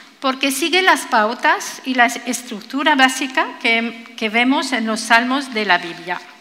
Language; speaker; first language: Spanish; non-native, fluent; French